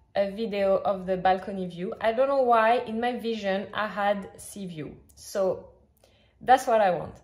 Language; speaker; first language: English; non-native, fluent; French